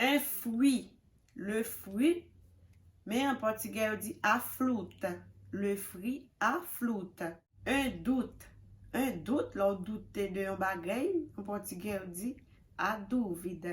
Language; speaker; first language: French; non-native, local second language; Haitian Creole